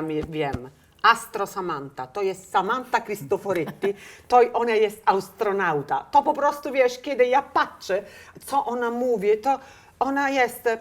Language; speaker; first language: Polish; non-native, learner; Italian